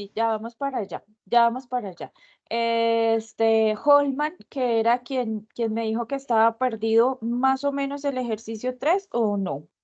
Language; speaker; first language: Spanish; native; Spanish